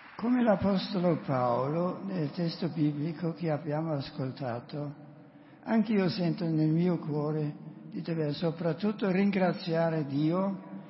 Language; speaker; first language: Italian; non-native, fluent; German